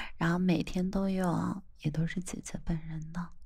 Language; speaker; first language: Chinese; native; Chinese